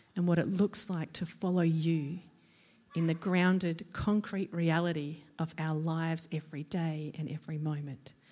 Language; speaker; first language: English; native; English